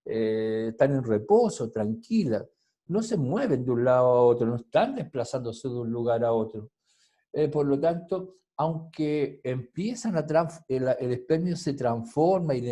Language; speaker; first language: Spanish; native; Spanish